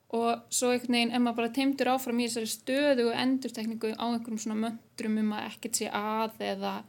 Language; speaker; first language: Icelandic; native; Icelandic